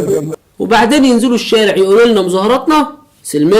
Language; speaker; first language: Arabic; native; Arabic